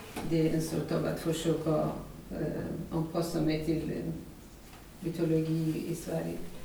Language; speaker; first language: Swedish; non-native, fluent; Persian